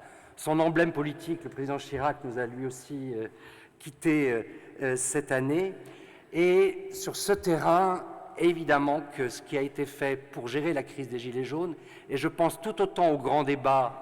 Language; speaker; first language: French; native; French